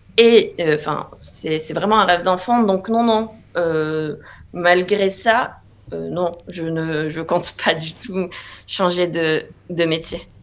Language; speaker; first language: French; non-native, local second language; Arabic